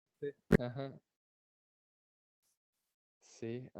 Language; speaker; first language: Spanish; non-native, fluent; English